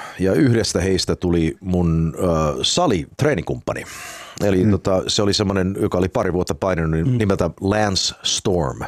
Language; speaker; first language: Finnish; early bilingual, heritage; Finnish